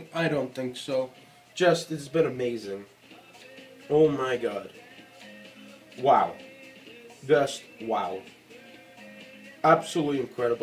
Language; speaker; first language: English; native; English